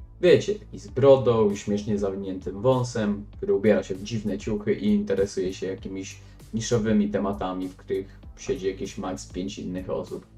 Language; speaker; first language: Polish; native; Polish